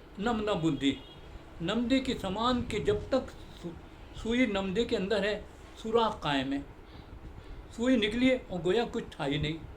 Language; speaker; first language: Urdu; native; Urdu